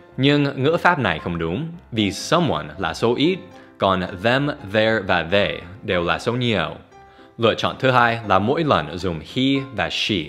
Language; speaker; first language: Vietnamese; non-native, fluent; English